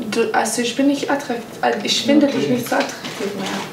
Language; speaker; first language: German; non-native, learner; English